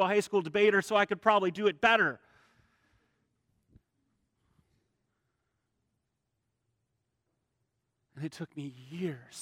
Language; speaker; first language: English; native; English